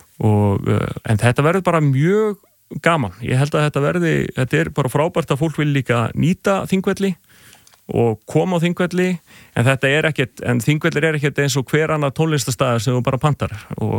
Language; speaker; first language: Icelandic; native; Icelandic